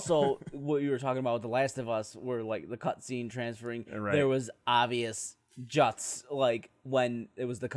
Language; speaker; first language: English; native; English